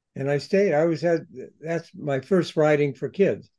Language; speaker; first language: English; native; English